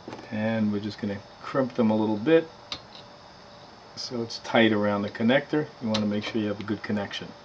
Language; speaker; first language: English; native; English